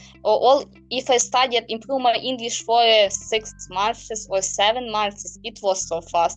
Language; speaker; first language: English; non-native, learner; Ukrainian